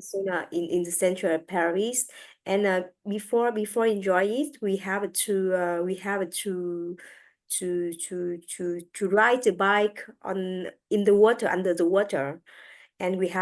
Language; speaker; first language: English; non-native, learner; French